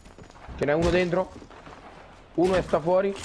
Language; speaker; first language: Italian; native; Italian